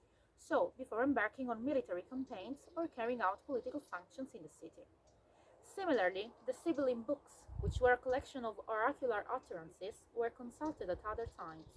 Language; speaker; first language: English; non-native, fluent; Italian